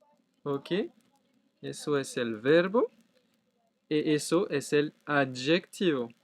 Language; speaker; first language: Spanish; non-native, fluent; French